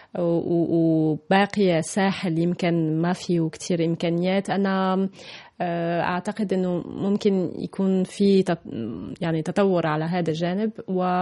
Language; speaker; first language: Arabic; non-native, fluent; French